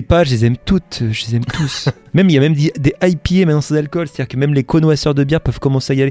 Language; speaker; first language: French; native; French